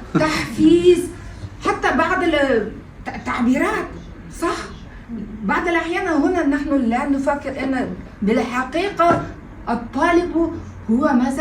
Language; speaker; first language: Arabic; non-native, fluent; Kazakh